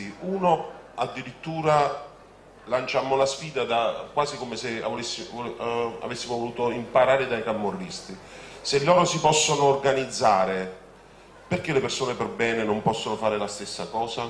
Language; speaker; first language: Italian; native; Italian